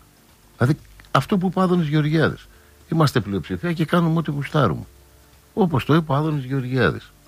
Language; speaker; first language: Greek; native; Greek